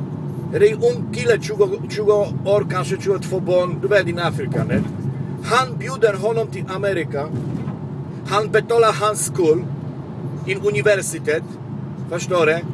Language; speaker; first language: Swedish; non-native, local second language; Polish